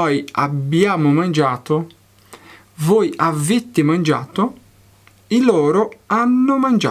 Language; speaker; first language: Italian; non-native, fluent; Portuguese